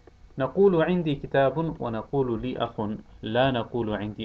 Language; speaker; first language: Arabic; non-native, fluent; English